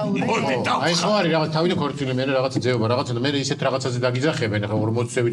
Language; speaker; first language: Georgian; native; Georgian